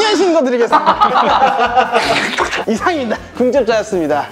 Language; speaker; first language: Korean; native; Korean